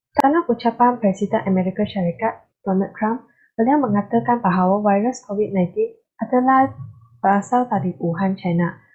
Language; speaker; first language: Malay; non-native, local second language; Chinese